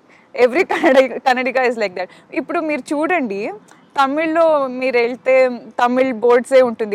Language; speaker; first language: Telugu; non-native, local second language; Kannada